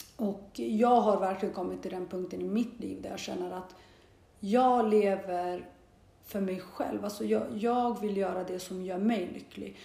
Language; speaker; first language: Swedish; early bilingual, other home language; Bosnian